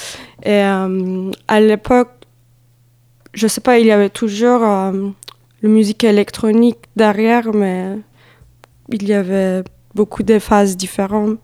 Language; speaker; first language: French; non-native, fluent; Turkish